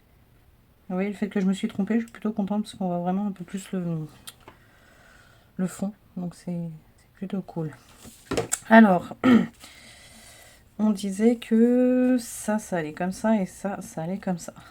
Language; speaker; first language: French; native; French